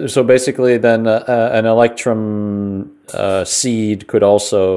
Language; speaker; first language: English; native; English